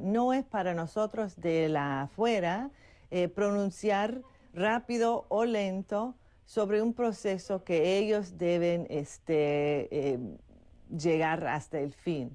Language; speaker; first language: Spanish; non-native, fluent; English